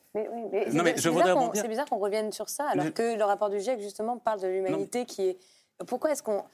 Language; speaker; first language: French; native; French